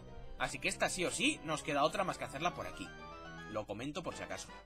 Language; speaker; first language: Spanish; native; Spanish